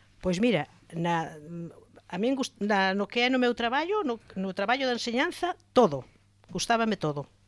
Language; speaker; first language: Galician; native; Galician